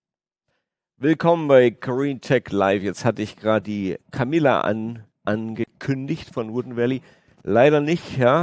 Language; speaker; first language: German; native; German